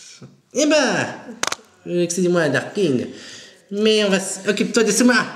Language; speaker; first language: French; native; French